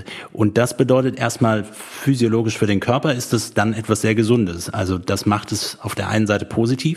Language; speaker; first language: German; native; German